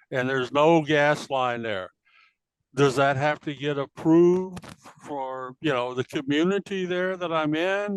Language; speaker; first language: English; native; English